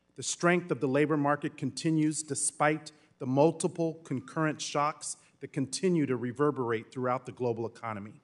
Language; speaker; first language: English; native; English